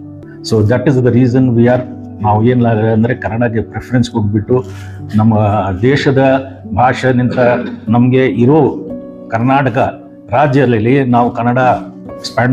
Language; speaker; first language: Kannada; non-native, local second language; Urdu